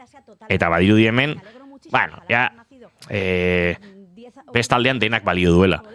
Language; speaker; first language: Basque; native; Basque